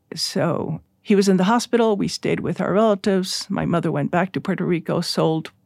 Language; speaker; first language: English; early bilingual, other home language; Spanish